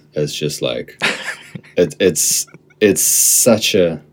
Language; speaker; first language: English; non-native, fluent; Russian